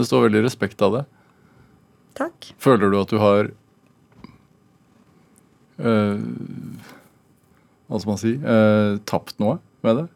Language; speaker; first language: Norwegian; native; Norwegian